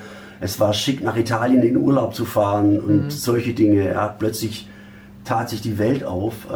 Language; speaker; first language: German; native; German